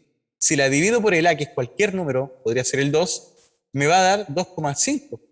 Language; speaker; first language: Spanish; native; Spanish